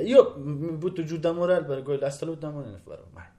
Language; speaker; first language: Italian; non-native, learner; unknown